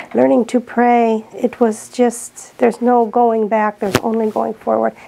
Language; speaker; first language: English; native; English